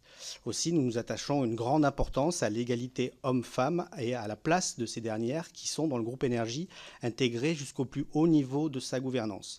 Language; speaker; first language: French; native; French